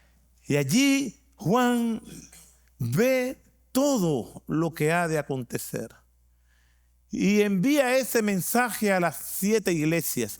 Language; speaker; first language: Spanish; native; Spanish